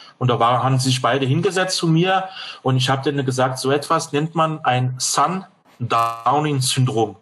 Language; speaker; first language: German; non-native, fluent; French